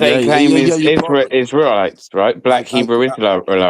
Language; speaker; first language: English; native; English